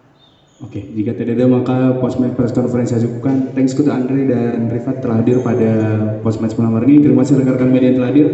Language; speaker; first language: Indonesian; native; Indonesian